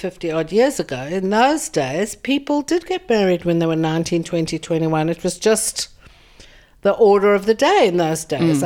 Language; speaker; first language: English; native; English